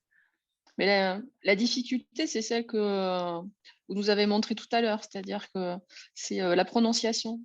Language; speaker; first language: French; native; French